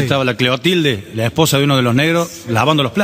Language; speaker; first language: Spanish; native; Spanish